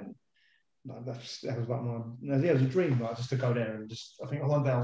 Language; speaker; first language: English; native; English